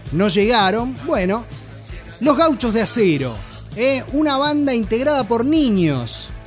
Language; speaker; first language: Spanish; native; Spanish